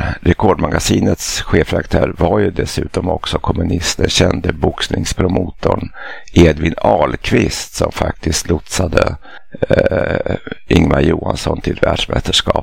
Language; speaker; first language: Swedish; native; Swedish